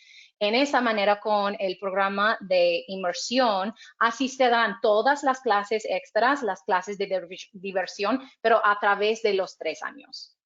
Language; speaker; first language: Spanish; non-native, fluent; English